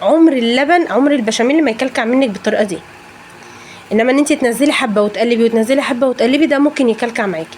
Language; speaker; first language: Arabic; native; Arabic